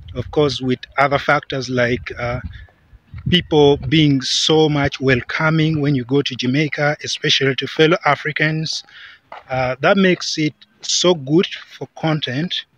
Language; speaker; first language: English; non-native, local second language; Acoli